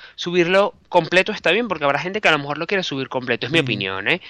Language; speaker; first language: Spanish; native; Spanish